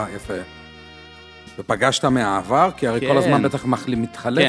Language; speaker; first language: Hebrew; native; Hebrew